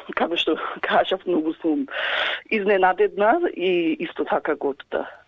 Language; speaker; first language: Macedonian; early bilingual, heritage; Macedonian